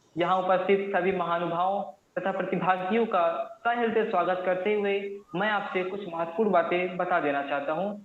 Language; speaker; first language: Hindi; native; Hindi